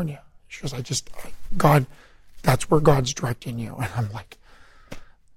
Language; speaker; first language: English; native; English